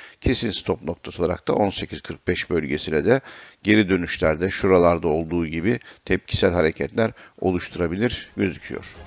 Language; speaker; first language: Turkish; native; Turkish